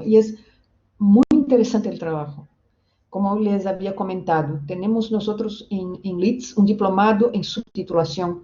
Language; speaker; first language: Spanish; non-native, fluent; Portuguese